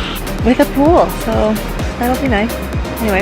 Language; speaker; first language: English; native; English